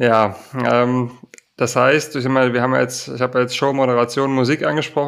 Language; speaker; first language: German; native; German